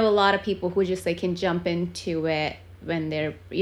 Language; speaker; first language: English; non-native, local second language; Tamil